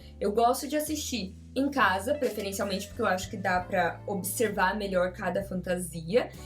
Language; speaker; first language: Portuguese; native; Portuguese